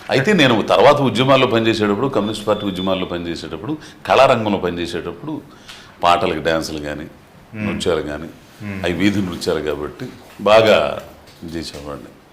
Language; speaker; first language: Telugu; native; Telugu